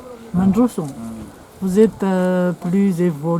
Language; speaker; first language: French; non-native, local second language; Malagasy